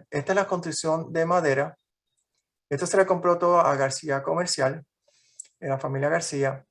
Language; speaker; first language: Spanish; native; Spanish